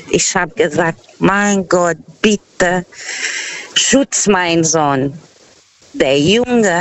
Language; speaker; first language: German; non-native, learner; Portuguese